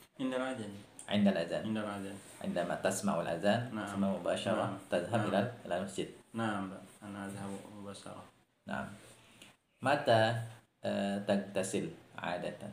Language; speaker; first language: Arabic; non-native, fluent; Indonesian